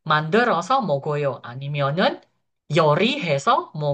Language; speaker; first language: Korean; non-native, fluent; Indonesian